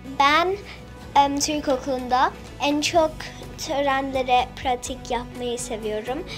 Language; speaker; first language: Turkish; early bilingual, heritage; Turkish